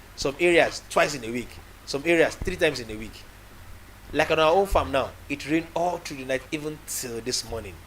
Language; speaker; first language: English; non-native, local second language; Yoruba